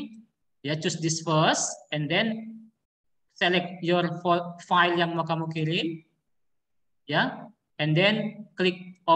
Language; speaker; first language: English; non-native, learner; Indonesian